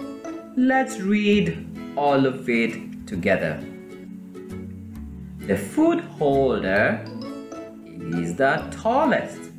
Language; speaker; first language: English; non-native, fluent; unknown